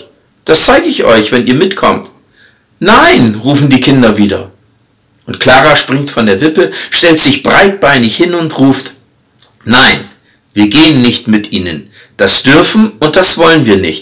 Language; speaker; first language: German; native; German